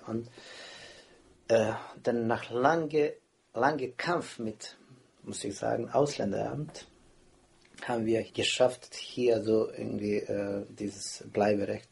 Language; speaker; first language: German; non-native, fluent; Croatian